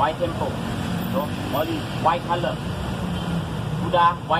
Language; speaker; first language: English; non-native, learner; Thai